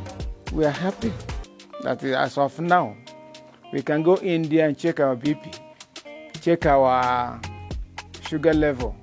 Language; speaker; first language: English; non-native, local second language; Igbo